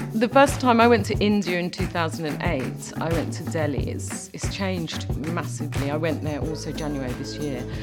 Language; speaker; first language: English; native; English